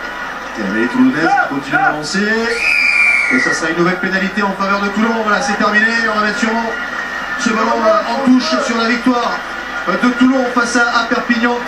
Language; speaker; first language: French; native; French